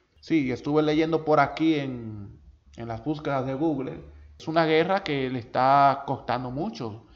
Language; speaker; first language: Spanish; native; Spanish